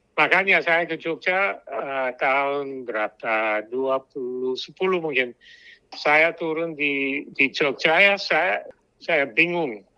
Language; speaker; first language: Indonesian; non-native, fluent; English